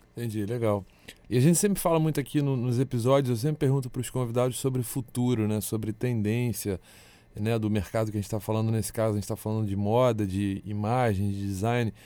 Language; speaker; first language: Portuguese; native; Portuguese